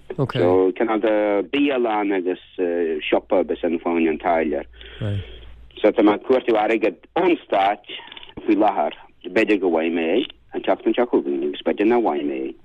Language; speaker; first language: Irish; native; Irish